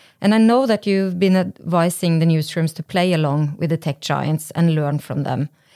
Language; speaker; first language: English; non-native, fluent; Norwegian